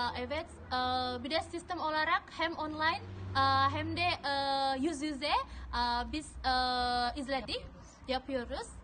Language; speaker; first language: Turkish; non-native, learner; Indonesian